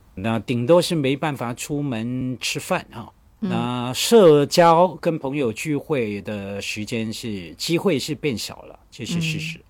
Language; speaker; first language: Chinese; non-native, local second language; Cantonese